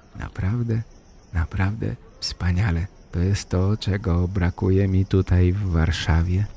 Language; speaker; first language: Polish; native; Polish